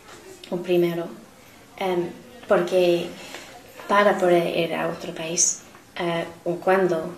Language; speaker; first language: Spanish; non-native, learner; English